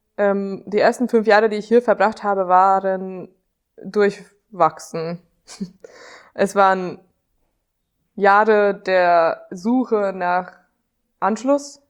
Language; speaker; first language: German; non-native, fluent; Hungarian